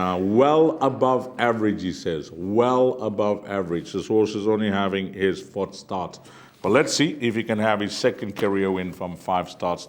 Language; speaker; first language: English; native; English